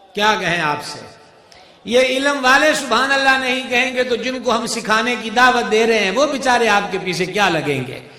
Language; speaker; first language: Urdu; non-native, local second language; Punjabi